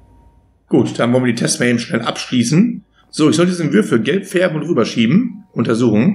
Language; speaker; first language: German; native; German